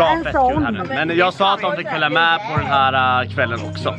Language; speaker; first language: Swedish; native; Swedish